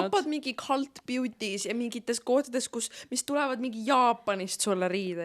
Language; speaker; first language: Estonian; native; Estonian